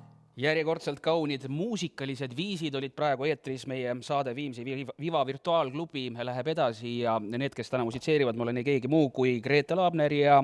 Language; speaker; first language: Estonian; native; Estonian